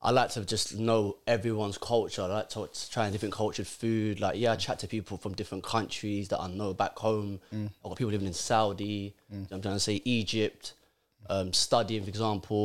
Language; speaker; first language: English; native; English